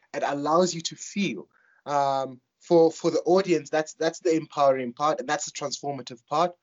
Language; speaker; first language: English; non-native, local second language; Tswana